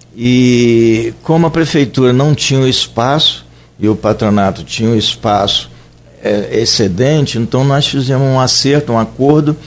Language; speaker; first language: Portuguese; native; Portuguese